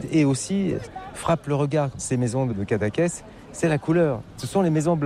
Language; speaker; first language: French; native; French